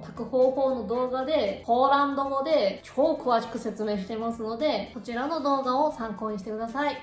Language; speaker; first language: Japanese; native; Japanese